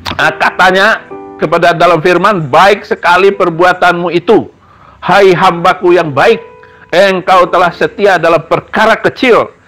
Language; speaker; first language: Indonesian; non-native, local second language; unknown